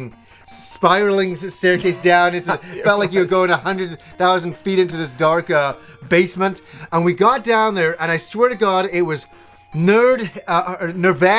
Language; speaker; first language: English; native; English